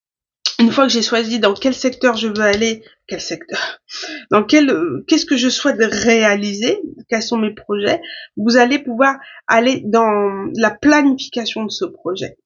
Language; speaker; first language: French; native; French